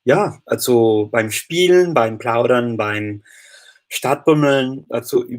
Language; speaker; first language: German; non-native, fluent; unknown